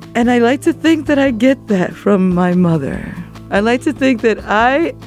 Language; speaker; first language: English; early bilingual, other home language; Spanish